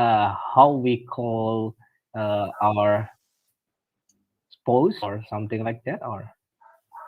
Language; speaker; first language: English; non-native, learner; Indonesian